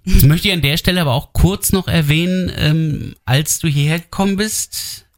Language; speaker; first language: German; native; German